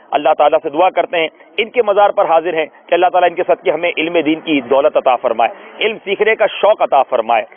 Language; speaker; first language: Urdu; native; Urdu